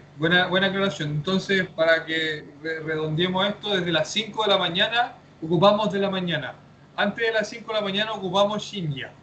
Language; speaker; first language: Spanish; native; Spanish